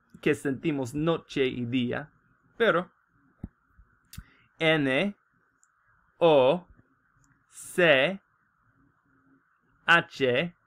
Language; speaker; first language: Spanish; non-native, learner; English